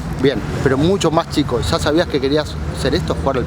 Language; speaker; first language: Spanish; native; Spanish